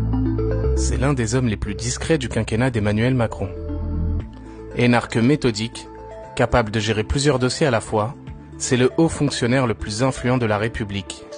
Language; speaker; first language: French; native; French